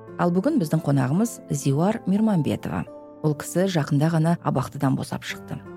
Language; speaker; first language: Kazakh; native; Kazakh